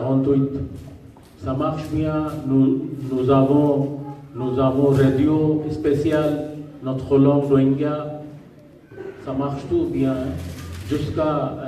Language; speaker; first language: French; non-native, learner; Rohingya